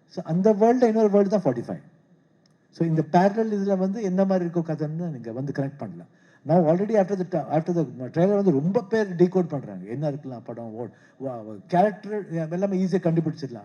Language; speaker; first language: Tamil; non-native, local second language; Kannada